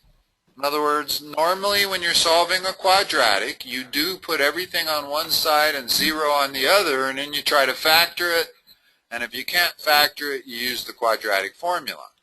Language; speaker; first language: English; native; English